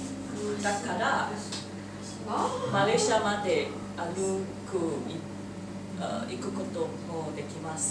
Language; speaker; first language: Japanese; non-native, learner; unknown